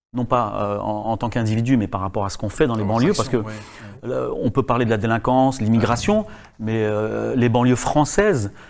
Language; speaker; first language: French; native; French